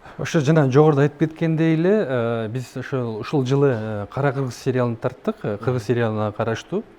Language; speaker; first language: Kyrgyz; native; Kyrgyz